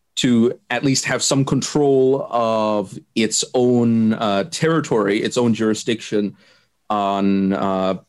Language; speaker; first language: English; non-native, fluent; German